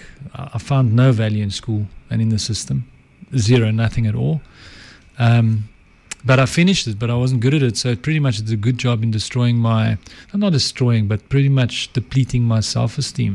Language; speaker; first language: English; non-native, local second language; Afrikaans